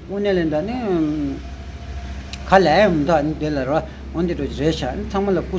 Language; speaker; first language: English; non-native, learner; Tibetan